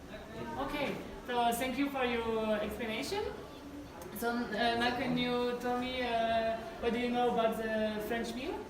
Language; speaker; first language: English; non-native, learner; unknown